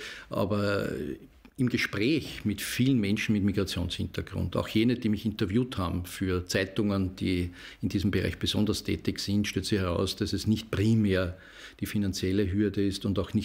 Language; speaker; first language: German; native; German